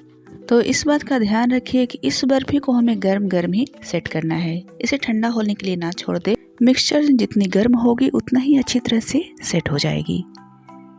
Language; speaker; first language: Hindi; native; Hindi